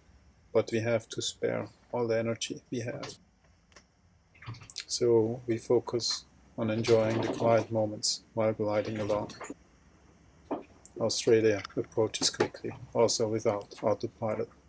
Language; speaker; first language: English; non-native, fluent; German